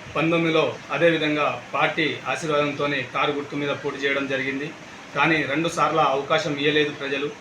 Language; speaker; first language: Telugu; non-native, local second language; Lambadi